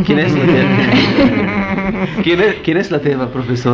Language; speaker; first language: Catalan; non-native, learner; Arabic